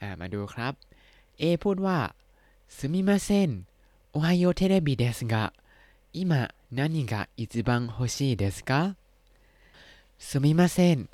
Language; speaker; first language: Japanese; non-native, fluent; Thai